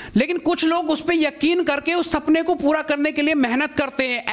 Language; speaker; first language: Hindi; native; Hindi